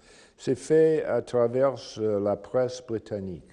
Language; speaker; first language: French; non-native, fluent; English